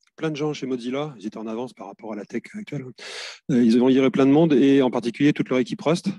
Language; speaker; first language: French; native; French